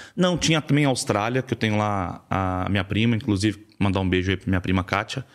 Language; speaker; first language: Portuguese; native; Portuguese